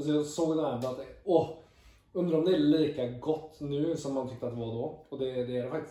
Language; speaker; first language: Swedish; native; Swedish